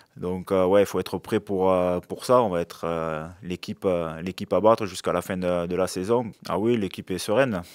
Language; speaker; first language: French; native; French